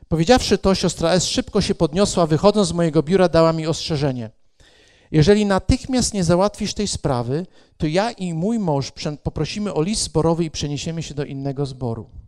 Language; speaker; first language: Polish; native; Polish